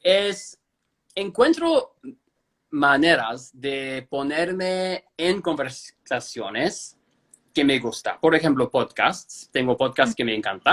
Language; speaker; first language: Spanish; non-native, fluent; English